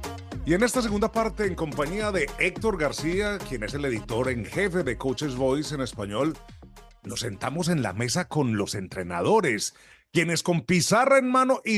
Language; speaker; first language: Spanish; native; Spanish